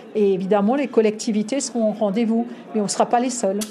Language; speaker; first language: French; native; French